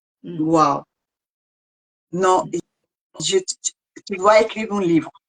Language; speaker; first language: French; non-native, learner; Spanish